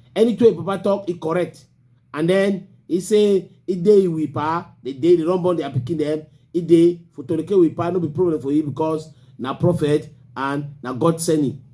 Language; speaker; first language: Nigerian Pidgin; native; Nigerian Pidgin